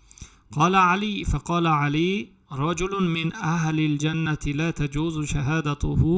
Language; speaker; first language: Arabic; non-native, fluent; Uzbek